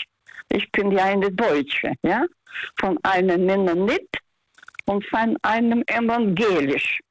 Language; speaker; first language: German; non-native, fluent; Russian